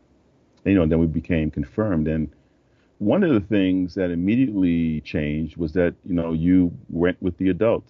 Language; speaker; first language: English; native; English